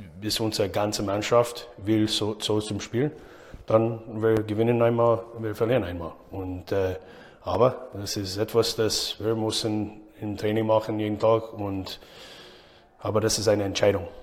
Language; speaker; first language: German; non-native, learner; English